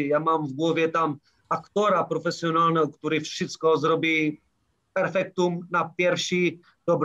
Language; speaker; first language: Polish; non-native, learner; Czech